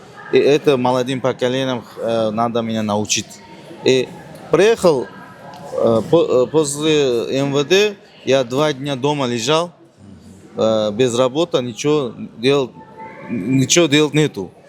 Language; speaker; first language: Russian; non-native, learner; Uzbek